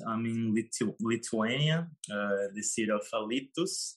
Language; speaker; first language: English; non-native, fluent; Portuguese